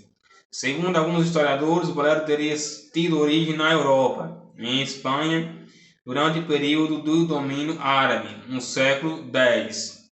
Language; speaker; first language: Portuguese; native; Portuguese